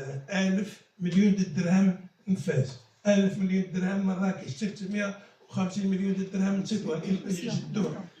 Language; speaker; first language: Arabic; native; Arabic